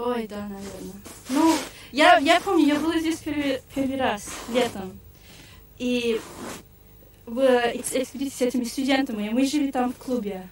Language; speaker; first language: Russian; non-native, fluent; English